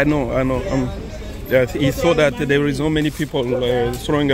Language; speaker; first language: English; non-native, learner; Lingala